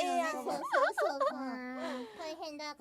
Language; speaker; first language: Japanese; native; Japanese